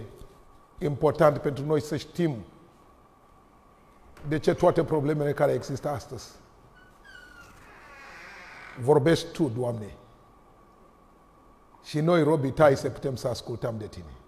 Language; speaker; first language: Romanian; non-native, learner; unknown